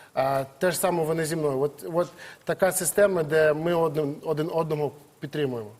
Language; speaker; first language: Ukrainian; native; Ukrainian